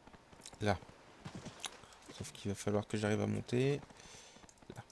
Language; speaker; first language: French; native; French